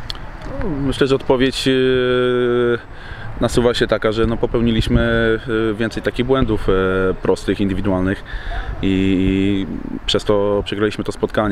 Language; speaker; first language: Polish; native; Polish